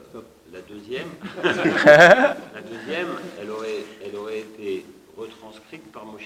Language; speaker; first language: French; native; French